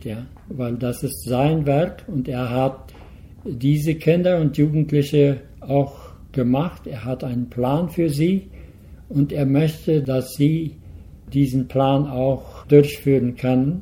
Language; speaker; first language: German; early bilingual, heritage; Low German